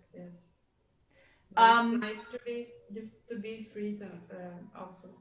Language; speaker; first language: English; non-native, learner; Portuguese